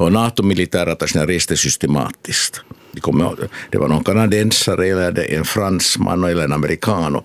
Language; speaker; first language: Swedish; non-native, local second language; Finnish